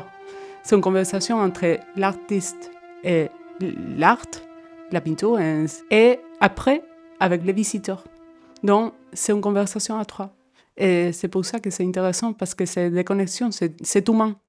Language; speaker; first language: French; non-native, fluent; Spanish